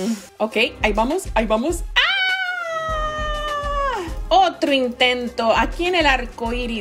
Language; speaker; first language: Spanish; native; Spanish